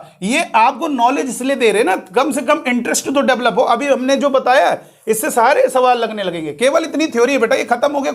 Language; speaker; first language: Hindi; native; Hindi